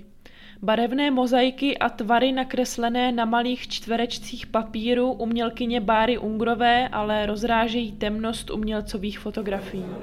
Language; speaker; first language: Czech; native; Czech